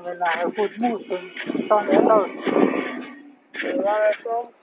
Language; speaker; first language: English; non-native, learner; Ukrainian